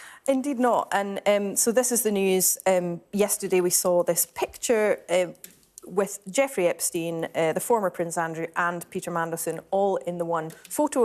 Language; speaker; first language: English; native; English